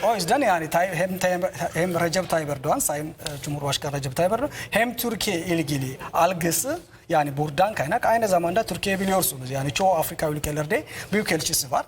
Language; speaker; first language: Turkish; non-native, learner; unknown